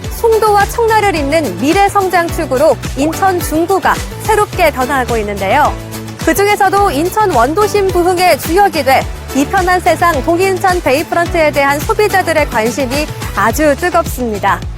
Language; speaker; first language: Korean; native; Korean